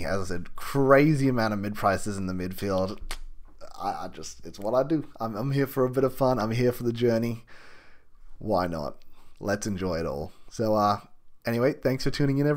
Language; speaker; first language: English; native; English